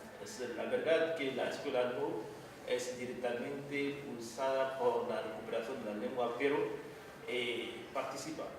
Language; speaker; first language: Spanish; non-native, fluent; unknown